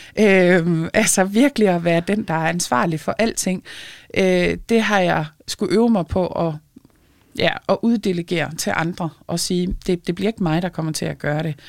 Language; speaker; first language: Danish; early bilingual, other home language; Lithuanian